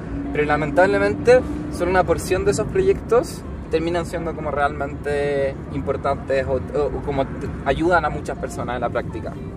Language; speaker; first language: Spanish; native; Spanish